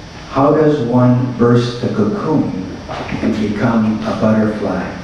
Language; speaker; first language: English; early bilingual, other home language; Spanish